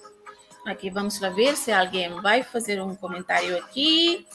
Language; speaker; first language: Portuguese; non-native, local second language; Tetum